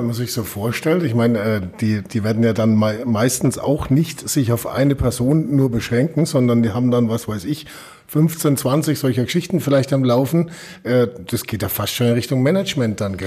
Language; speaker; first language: German; native; German